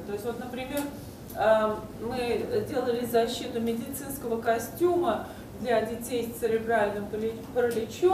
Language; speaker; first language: Russian; native; Russian